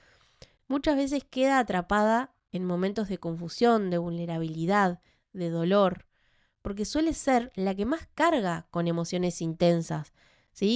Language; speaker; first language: Spanish; native; Spanish